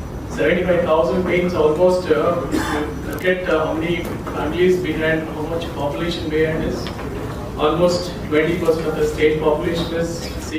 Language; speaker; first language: English; non-native, local second language; Telugu